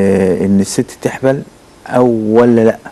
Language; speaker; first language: Arabic; native; Arabic